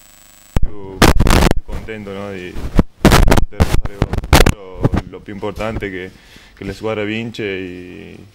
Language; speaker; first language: Italian; non-native, learner; Spanish